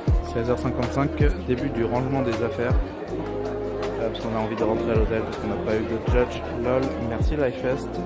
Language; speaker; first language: French; native; French